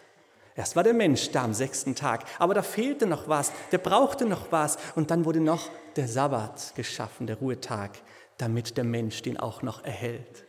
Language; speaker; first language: German; native; German